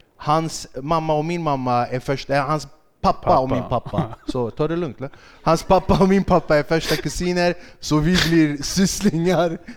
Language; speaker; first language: Swedish; early bilingual, other home language; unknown